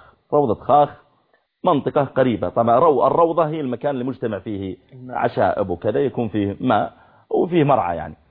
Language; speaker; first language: Arabic; native; Arabic